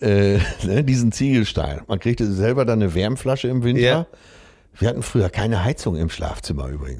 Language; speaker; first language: German; native; German